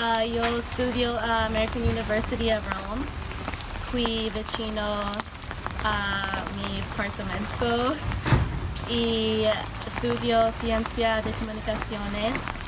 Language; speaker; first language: Italian; non-native, learner; English